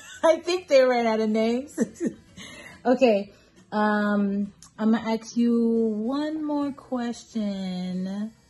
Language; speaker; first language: English; native; English